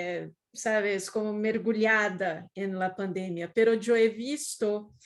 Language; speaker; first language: Spanish; non-native, fluent; Portuguese